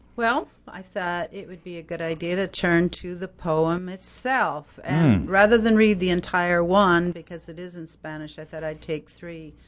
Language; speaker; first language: English; native; English